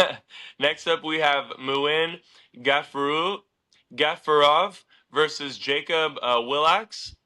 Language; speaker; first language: English; native; English